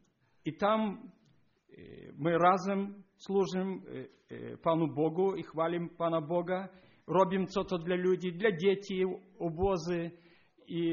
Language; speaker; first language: Polish; non-native, learner; Ukrainian